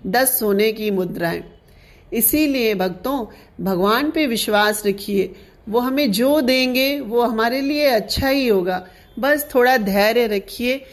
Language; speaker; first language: Hindi; non-native, local second language; Sindhi